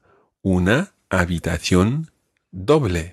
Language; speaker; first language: Spanish; non-native, fluent; English